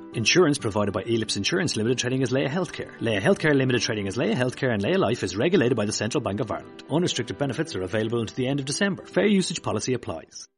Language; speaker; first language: English; native; English